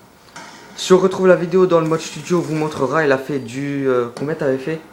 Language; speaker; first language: French; native; French